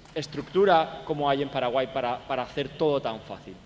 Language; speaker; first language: Spanish; native; Spanish